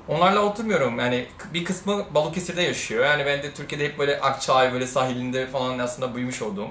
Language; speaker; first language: Turkish; non-native, fluent; Portuguese